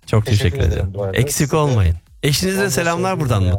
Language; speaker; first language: Turkish; early bilingual, heritage; Turkish